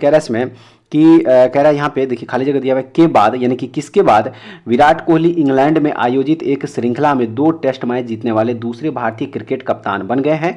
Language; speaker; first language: Hindi; native; Hindi